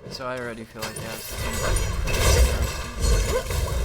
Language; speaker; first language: English; native; English